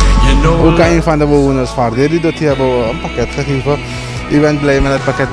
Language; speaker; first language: Dutch; native; Dutch